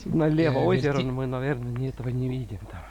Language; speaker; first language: Russian; non-native, local second language; Estonian